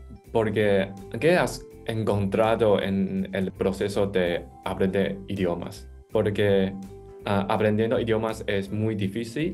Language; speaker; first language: Spanish; non-native, fluent; Chinese